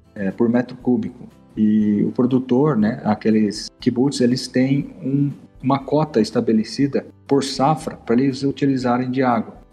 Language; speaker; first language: Portuguese; native; Portuguese